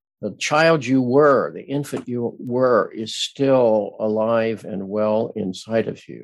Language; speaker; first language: English; native; English